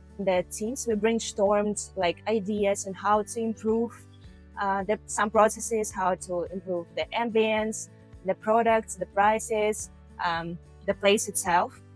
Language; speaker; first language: English; non-native, fluent; Ukrainian